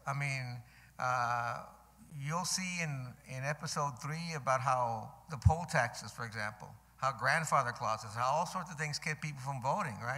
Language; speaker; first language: English; early bilingual, other home language; Spanish